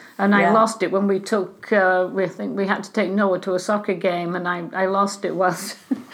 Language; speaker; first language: English; native; English